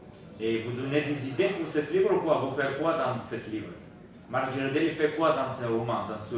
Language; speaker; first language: French; non-native, learner; Bulgarian